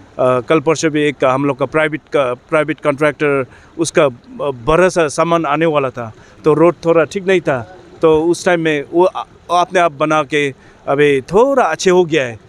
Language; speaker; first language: Hindi; non-native, fluent; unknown